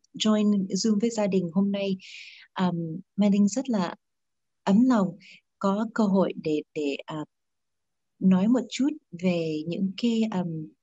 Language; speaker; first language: Vietnamese; early bilingual, heritage; Vietnamese